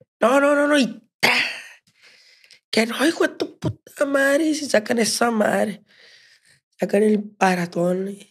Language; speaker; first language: Spanish; native; Spanish